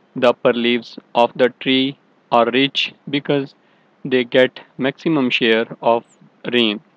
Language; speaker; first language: English; non-native, local second language; Urdu